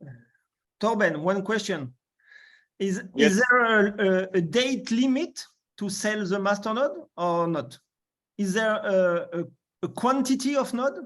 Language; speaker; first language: English; non-native, learner; French